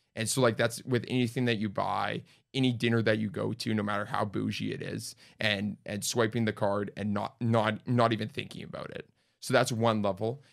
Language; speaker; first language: English; native; English